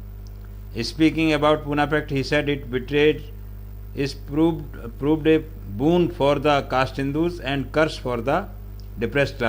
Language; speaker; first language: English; non-native, local second language; Hindi